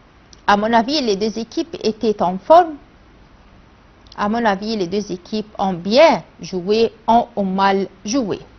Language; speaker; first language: French; non-native, fluent; Arabic